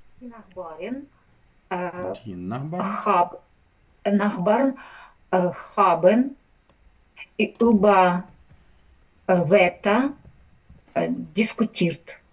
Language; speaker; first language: German; non-native, learner; Ukrainian